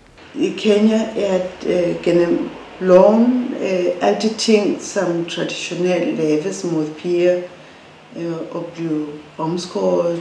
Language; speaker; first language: Danish; non-native, local second language; Masai